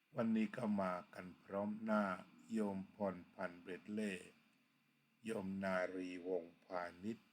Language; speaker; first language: Thai; native; Thai